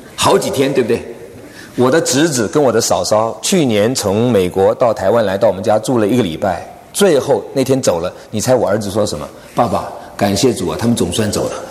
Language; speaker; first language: Chinese; non-native, local second language; Cantonese